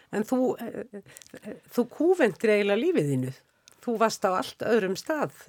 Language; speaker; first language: Icelandic; native; Icelandic